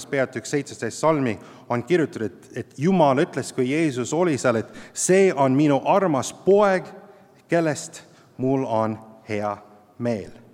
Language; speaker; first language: Estonian; non-native, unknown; English